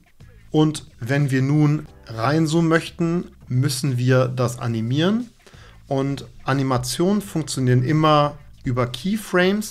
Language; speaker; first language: German; native; German